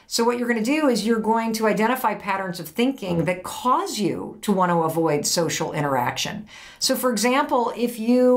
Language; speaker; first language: English; native; English